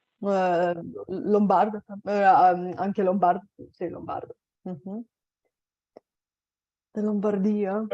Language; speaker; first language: Italian; non-native, fluent; Bulgarian